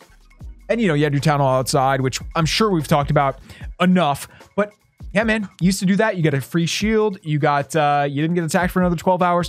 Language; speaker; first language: English; native; English